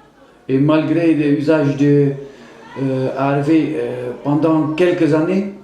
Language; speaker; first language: French; non-native, fluent; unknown